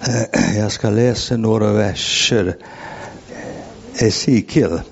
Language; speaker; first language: Swedish; non-native, fluent; English